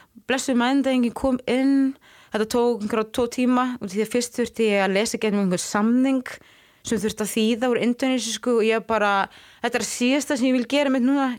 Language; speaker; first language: Icelandic; non-native, fluent; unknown